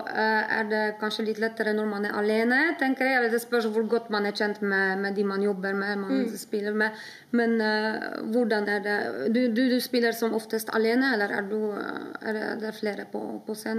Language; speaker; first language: Norwegian; non-native, fluent; Polish